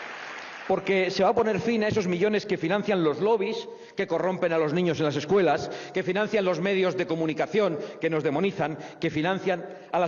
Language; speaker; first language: Spanish; native; Spanish